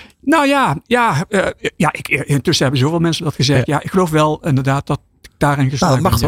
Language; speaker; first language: Dutch; native; Dutch